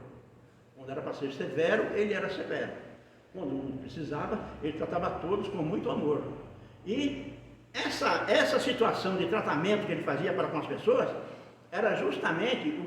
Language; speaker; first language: Portuguese; native; Portuguese